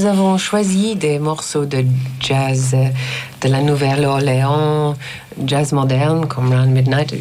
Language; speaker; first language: French; non-native, learner; English